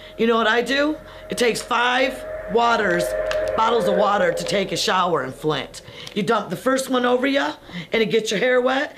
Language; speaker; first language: English; native; English